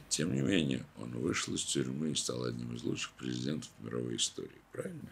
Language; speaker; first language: Russian; native; Russian